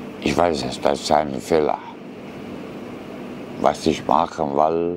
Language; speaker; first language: German; non-native, learner; Romanian